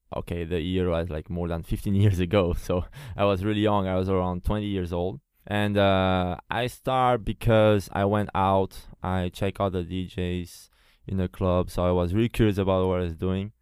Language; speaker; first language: English; non-native, fluent; Portuguese